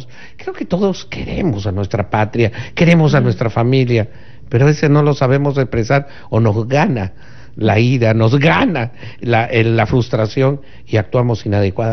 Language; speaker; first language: Spanish; native; Spanish